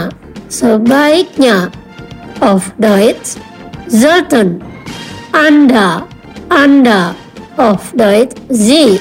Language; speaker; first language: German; non-native, fluent; Indonesian